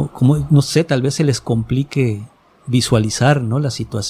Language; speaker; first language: Spanish; native; Spanish